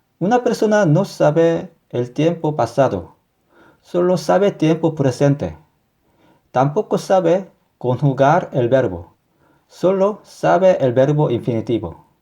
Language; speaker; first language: Spanish; non-native, fluent; Korean